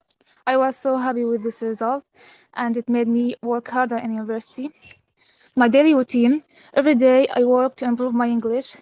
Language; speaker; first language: English; non-native, fluent; Arabic